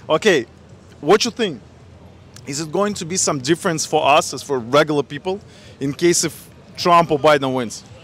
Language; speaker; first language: English; non-native, fluent; Russian